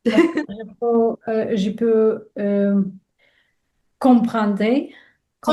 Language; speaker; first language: French; non-native, learner; Russian